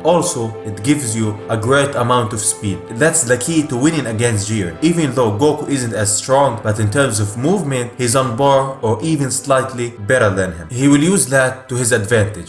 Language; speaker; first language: English; non-native, fluent; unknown